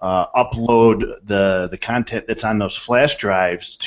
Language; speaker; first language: English; native; English